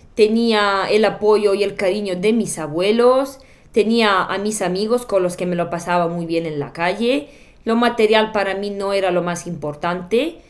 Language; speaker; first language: Spanish; non-native, fluent; Bulgarian